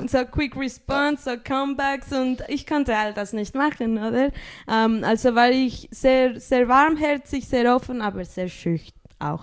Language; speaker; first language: German; early bilingual, other home language; Spanish